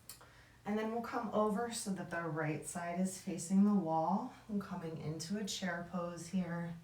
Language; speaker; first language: English; native; English